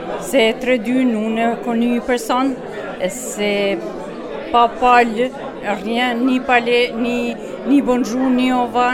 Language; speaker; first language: French; non-native, learner; Albanian